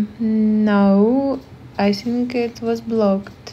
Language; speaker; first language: English; non-native, learner; Ukrainian